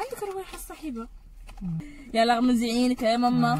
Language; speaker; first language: Arabic; native; Arabic